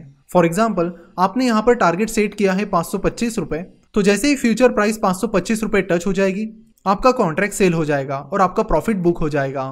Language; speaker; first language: Hindi; non-native, local second language; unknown